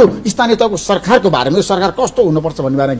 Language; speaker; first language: Nepali; native; Nepali